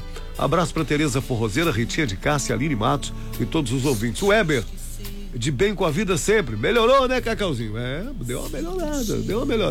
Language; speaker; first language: Portuguese; native; Portuguese